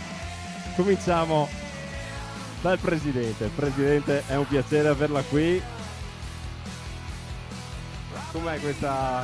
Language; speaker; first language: Italian; native; Italian